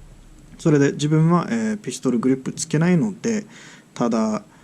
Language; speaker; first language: Japanese; early bilingual, heritage; English